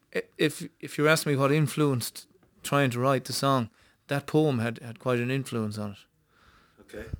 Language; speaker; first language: English; native; English